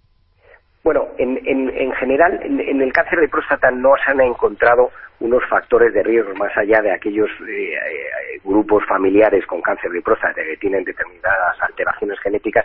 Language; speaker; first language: Spanish; native; Spanish